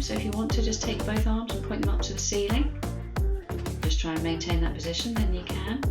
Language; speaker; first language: English; native; English